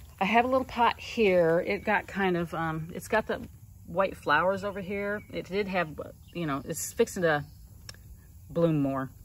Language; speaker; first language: English; native; English